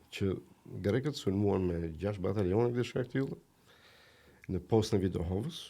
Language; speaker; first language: Albanian; native; Albanian